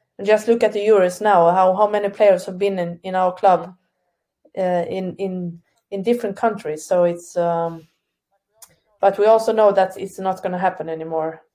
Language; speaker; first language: English; non-native, fluent; Swedish